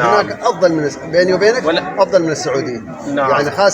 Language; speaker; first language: Arabic; native; Arabic